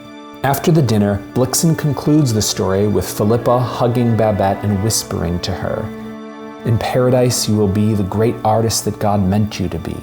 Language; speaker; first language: English; native; English